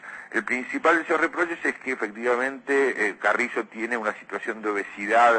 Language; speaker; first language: Spanish; native; Spanish